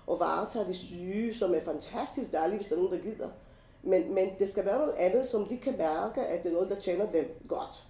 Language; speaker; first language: Danish; non-native, fluent; Hebrew